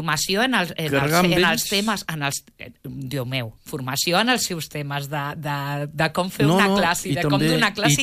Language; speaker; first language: Catalan; native; Catalan